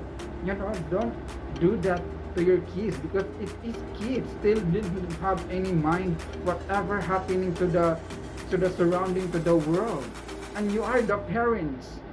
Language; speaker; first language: English; non-native, local second language; Filipino